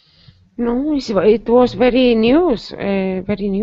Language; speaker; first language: English; non-native, learner; Spanish